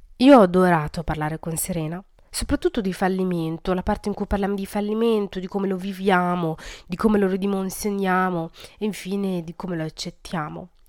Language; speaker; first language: Italian; native; Italian